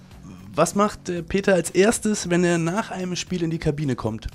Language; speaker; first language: German; native; German